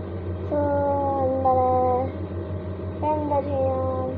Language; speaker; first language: Malayalam; early bilingual, heritage; Malayalam